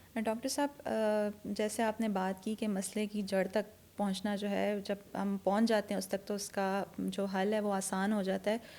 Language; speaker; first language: Urdu; native; Urdu